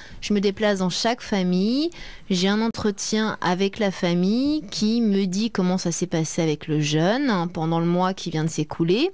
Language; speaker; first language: French; native; French